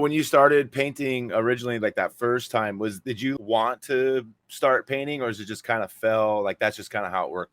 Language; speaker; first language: English; native; English